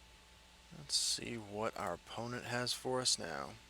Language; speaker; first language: English; native; English